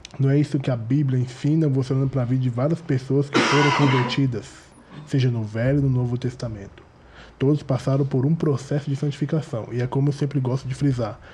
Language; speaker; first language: Portuguese; native; Portuguese